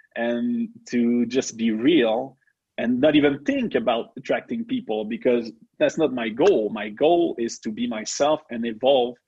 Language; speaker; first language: English; non-native, fluent; French